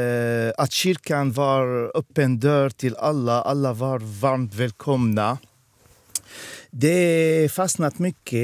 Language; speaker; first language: Swedish; non-native, fluent; Arabic